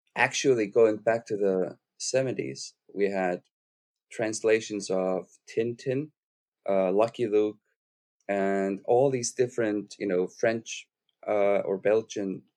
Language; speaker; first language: English; non-native, fluent; Icelandic